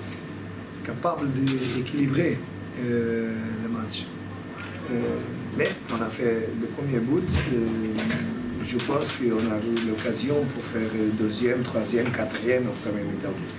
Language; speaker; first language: French; non-native, fluent; Portuguese